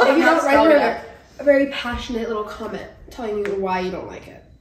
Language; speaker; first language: English; native; English